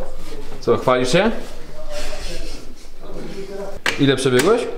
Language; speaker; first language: Polish; native; Polish